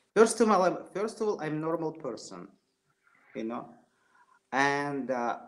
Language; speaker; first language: English; non-native, fluent; Russian